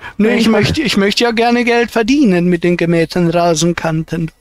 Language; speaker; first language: German; native; German